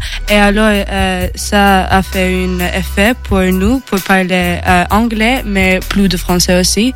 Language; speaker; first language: French; non-native, fluent; Maltese